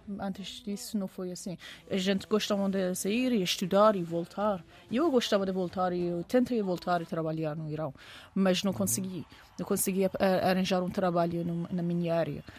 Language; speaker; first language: Portuguese; non-native, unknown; Persian